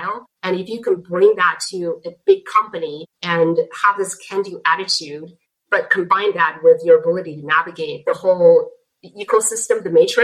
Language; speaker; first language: English; non-native, fluent; Chinese